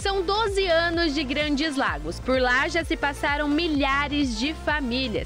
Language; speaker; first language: Portuguese; native; Portuguese